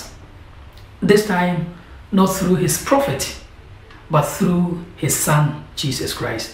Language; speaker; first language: English; non-native, local second language; Akan